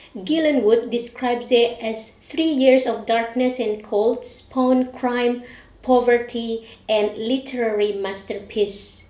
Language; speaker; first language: English; non-native, fluent; Indonesian